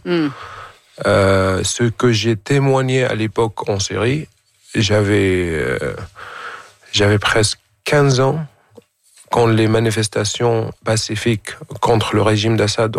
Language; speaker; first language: French; non-native, fluent; Arabic